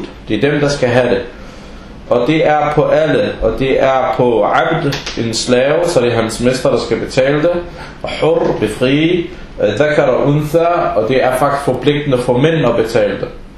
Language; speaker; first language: Danish; non-native, fluent; Arabic